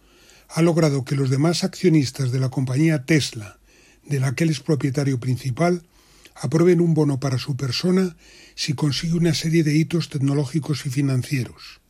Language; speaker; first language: Spanish; native; Spanish